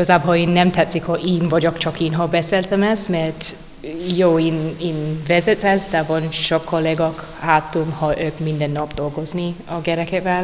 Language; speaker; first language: Hungarian; non-native, learner; English